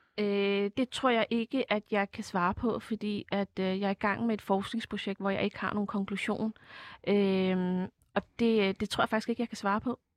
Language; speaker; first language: Danish; early bilingual, other home language; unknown